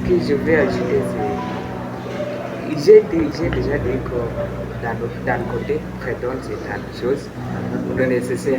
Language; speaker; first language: French; non-native, learner; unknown